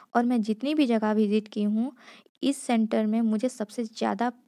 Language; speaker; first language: Hindi; non-native, local second language; Odia